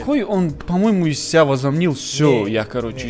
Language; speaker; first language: Russian; native; Russian